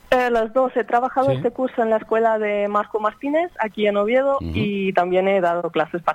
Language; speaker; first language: Spanish; non-native, fluent; Dutch